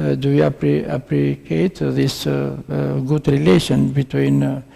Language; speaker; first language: English; non-native, fluent; Albanian